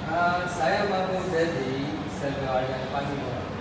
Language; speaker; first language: Indonesian; non-native, learner; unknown